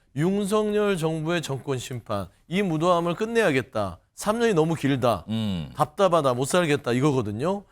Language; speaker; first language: Korean; native; Korean